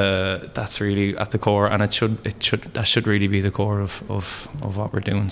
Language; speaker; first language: English; native; English